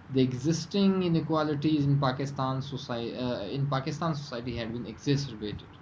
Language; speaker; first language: English; non-native, local second language; Urdu